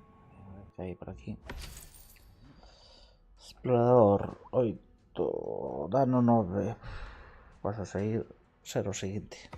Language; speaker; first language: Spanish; non-native, local second language; Galician